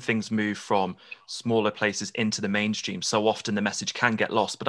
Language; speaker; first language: English; native; English